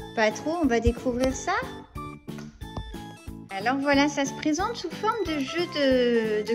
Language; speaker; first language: French; native; French